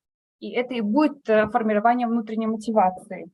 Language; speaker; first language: Russian; non-native, fluent; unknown